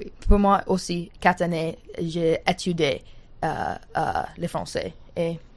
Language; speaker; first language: French; non-native, learner; English